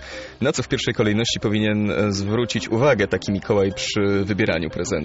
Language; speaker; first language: Polish; native; Polish